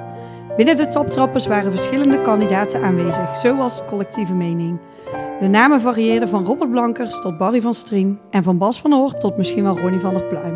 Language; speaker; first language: Dutch; native; Dutch